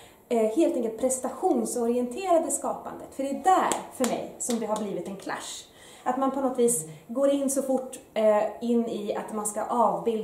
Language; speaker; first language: Swedish; early bilingual, other home language; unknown